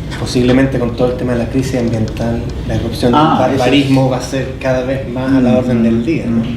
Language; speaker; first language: Spanish; native; Spanish